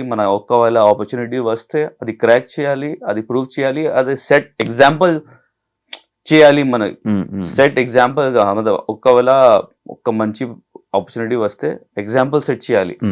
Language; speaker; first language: Telugu; non-native, learner; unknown